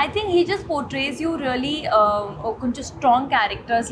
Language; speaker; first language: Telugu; non-native, local second language; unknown